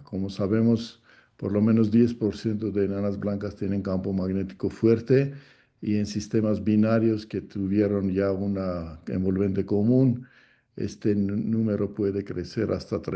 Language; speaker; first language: Spanish; non-native, fluent; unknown